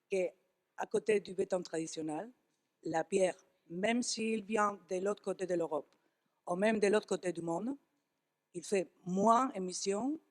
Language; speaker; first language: French; non-native, fluent; Spanish